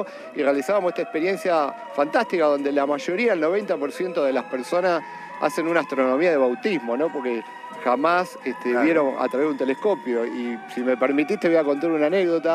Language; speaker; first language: Spanish; native; Spanish